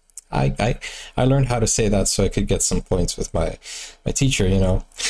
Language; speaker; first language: English; native; English